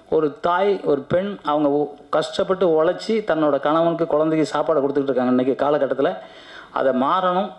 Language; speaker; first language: Tamil; native; Tamil